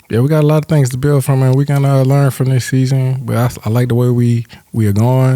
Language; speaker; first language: English; native; English